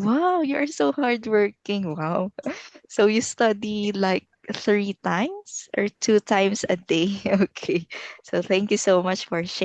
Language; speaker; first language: English; non-native, local second language; Filipino